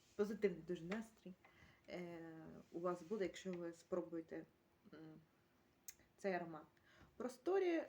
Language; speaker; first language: Ukrainian; native; Ukrainian